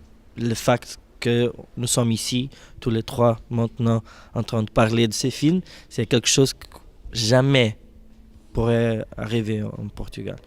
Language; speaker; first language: French; non-native, fluent; Portuguese